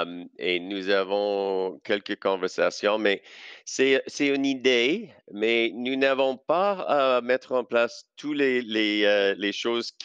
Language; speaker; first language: French; non-native, local second language; English